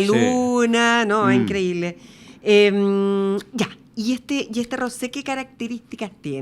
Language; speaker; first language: Spanish; native; Spanish